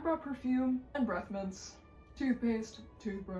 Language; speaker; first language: English; native; English